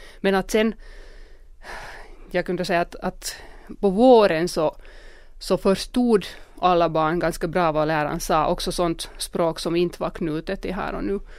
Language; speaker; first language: Swedish; non-native, local second language; Finnish